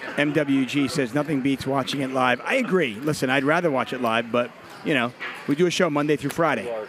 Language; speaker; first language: English; native; English